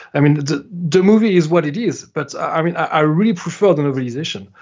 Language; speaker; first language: English; non-native, fluent; French